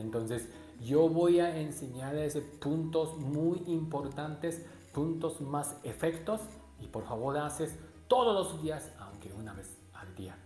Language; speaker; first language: Spanish; non-native, learner; Japanese